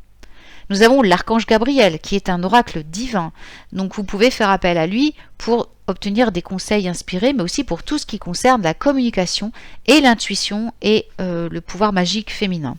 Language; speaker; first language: French; native; French